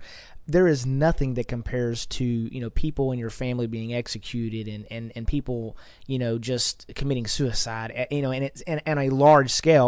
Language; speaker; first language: English; native; English